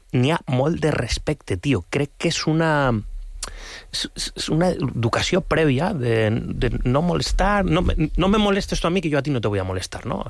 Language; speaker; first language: Catalan; non-native, local second language; Spanish